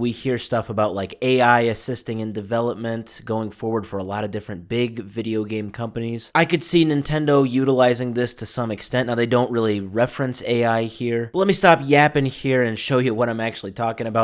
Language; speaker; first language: English; native; English